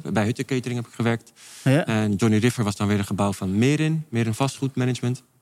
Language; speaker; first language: Dutch; native; Dutch